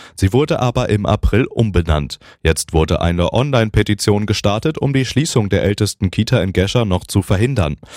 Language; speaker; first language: German; native; German